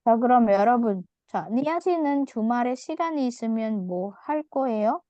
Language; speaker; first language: Korean; non-native, fluent; Indonesian